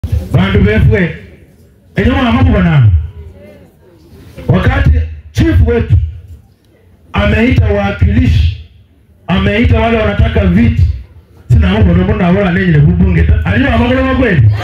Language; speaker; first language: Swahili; non-native, local second language; Luyia